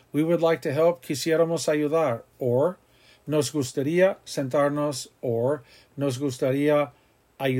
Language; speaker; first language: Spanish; non-native, fluent; English